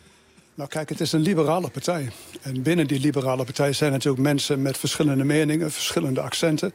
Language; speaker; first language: Dutch; native; Dutch